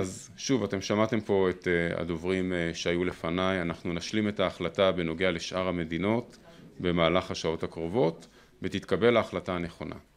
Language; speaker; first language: Hebrew; native; Hebrew